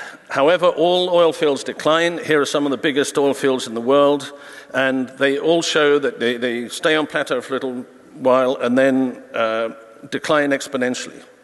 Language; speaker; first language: English; native; English